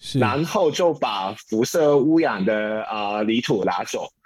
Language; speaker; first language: Chinese; non-native, local second language; Cantonese